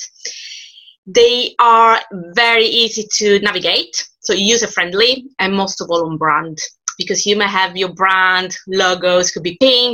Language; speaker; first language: English; non-native, fluent; Italian